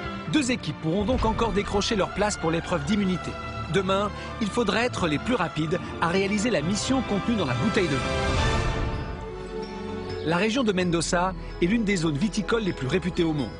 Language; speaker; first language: French; native; French